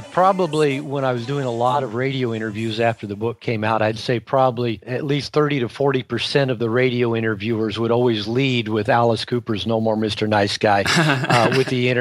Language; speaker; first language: English; native; English